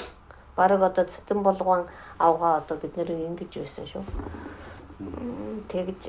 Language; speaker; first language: Mongolian; non-native, fluent; Russian